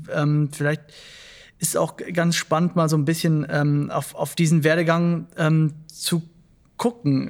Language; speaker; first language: German; native; German